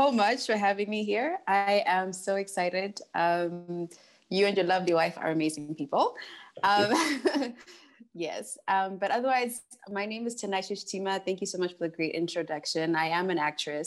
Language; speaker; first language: English; non-native, local second language; Shona